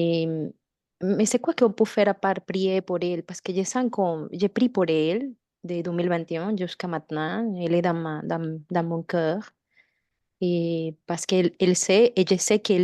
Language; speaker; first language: French; non-native, learner; Spanish